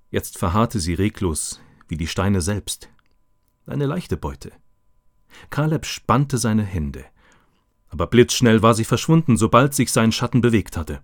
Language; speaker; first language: German; native; German